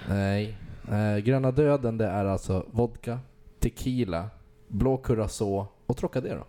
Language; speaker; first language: Swedish; native; Swedish